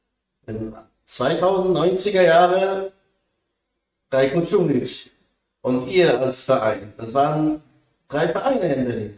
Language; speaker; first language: German; non-native, fluent; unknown